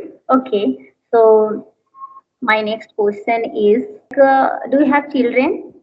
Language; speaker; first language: English; non-native, learner; Hindi